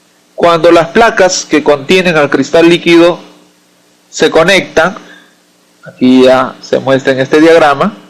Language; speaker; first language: Spanish; native; Spanish